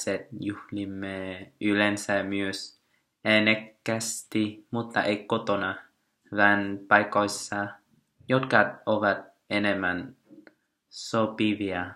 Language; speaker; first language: Finnish; non-native, learner; Vietnamese